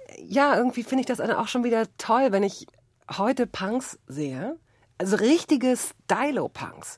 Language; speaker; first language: German; native; German